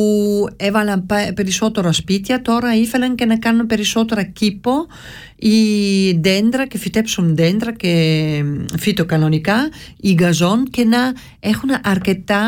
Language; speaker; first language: Greek; early bilingual, heritage; Greek